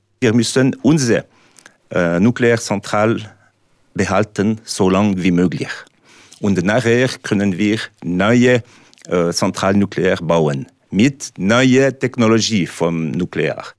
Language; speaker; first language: German; non-native, local second language; French